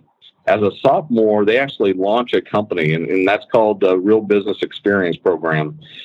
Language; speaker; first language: English; native; English